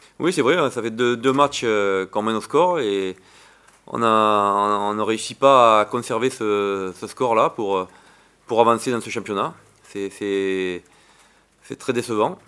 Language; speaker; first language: French; native; French